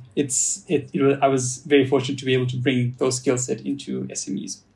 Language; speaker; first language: English; native; English